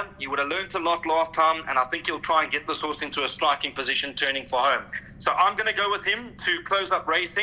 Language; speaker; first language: English; native; English